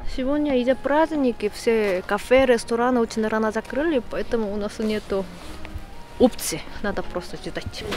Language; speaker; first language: Russian; non-native, fluent; Korean